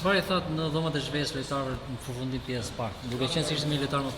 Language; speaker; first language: Albanian; native; Albanian